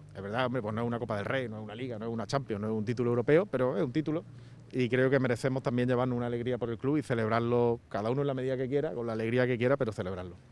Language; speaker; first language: Spanish; native; Spanish